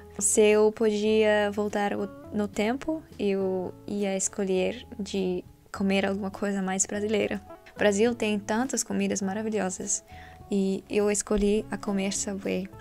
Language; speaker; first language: Portuguese; non-native, learner; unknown